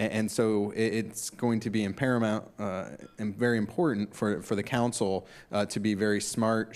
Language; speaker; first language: English; native; English